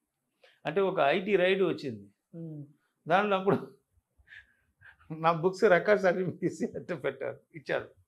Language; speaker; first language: Telugu; non-native, learner; Tamil